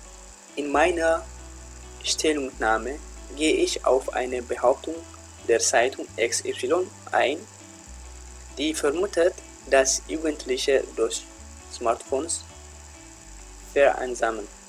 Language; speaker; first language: German; non-native, fluent; Tigrinya